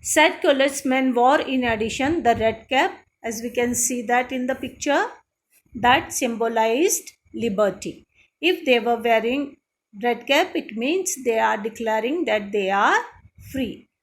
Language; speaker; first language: English; non-native, local second language; Hindi